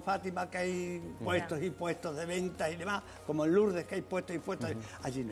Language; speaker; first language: Spanish; native; Spanish